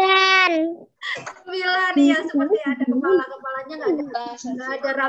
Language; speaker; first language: Indonesian; native; Indonesian